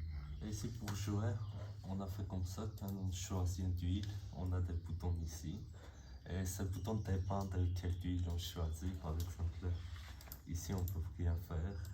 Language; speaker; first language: French; non-native, learner; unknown